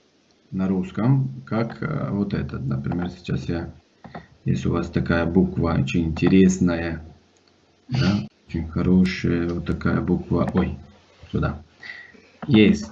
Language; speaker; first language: Russian; non-native, fluent; Spanish